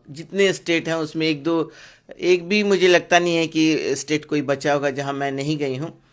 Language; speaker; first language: Hindi; non-native, local second language; Bangla